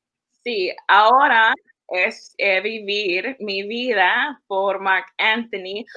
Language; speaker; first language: Spanish; early bilingual, heritage; English